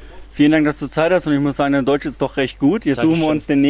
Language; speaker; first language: German; native; German